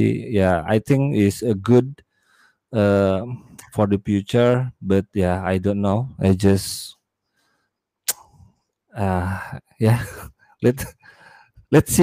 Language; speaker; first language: English; non-native, learner; Indonesian